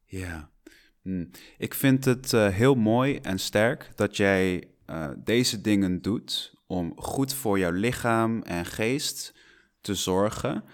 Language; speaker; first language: Dutch; non-native, fluent; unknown